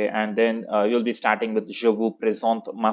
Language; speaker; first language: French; non-native, fluent; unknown